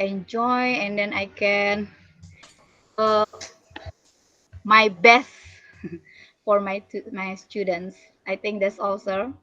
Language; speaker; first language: English; non-native, learner; Indonesian